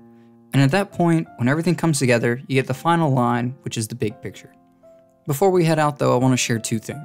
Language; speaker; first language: English; native; English